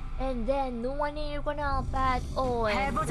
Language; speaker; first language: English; non-native, learner; Korean